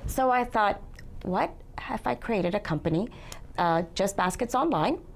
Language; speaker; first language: English; native; English